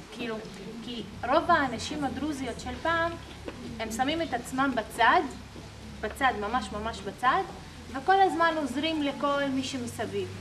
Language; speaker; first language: Hebrew; non-native, local second language; Arabic